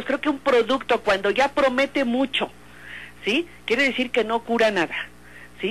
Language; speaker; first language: Spanish; native; Spanish